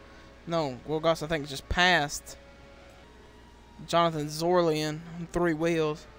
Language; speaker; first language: English; native; English